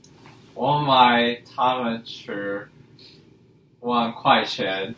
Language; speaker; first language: Chinese; non-native, learner; English